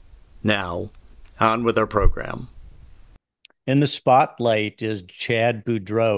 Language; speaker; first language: English; native; English